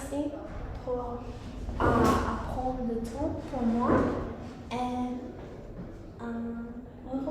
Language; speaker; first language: French; non-native, learner; English